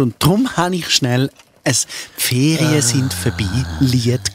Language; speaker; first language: German; native; German